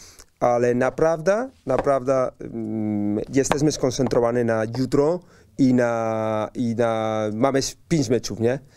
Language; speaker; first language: Polish; non-native, learner; Spanish